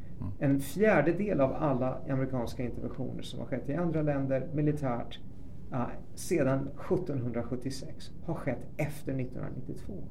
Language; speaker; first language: Swedish; early bilingual, other home language; Persian